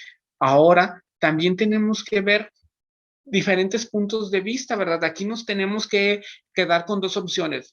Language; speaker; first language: Spanish; native; Spanish